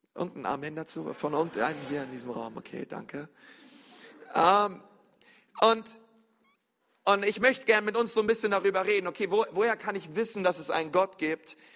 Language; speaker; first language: German; native; German